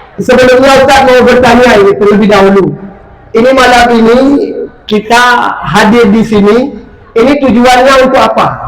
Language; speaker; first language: Malay; non-native, local second language; Achinese